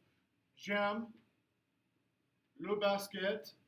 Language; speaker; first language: French; non-native, fluent; English